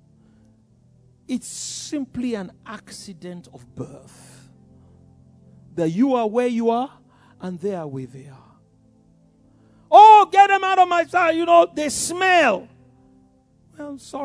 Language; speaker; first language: English; non-native, local second language; Yoruba